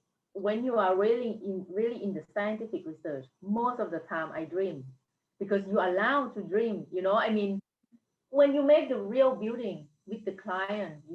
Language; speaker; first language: English; non-native, fluent; Thai